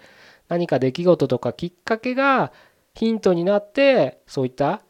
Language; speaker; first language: Japanese; native; Japanese